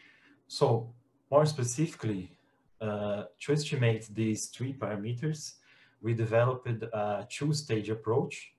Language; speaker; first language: English; non-native, fluent; Portuguese